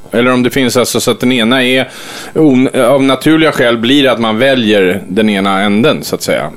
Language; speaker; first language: Swedish; native; Swedish